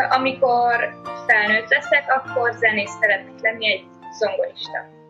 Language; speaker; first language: Hungarian; early bilingual, heritage; Hungarian